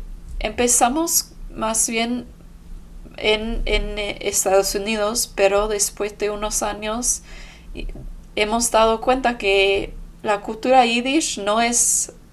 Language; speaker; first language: Spanish; non-native, fluent; English